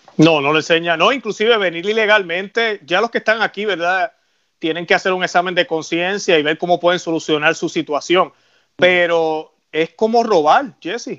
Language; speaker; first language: Spanish; native; Spanish